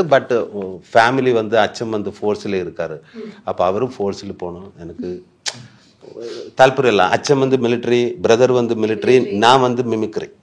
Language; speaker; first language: Tamil; non-native, learner; Malayalam